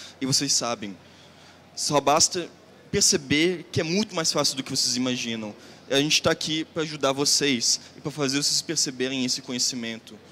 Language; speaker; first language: Portuguese; non-native, fluent; German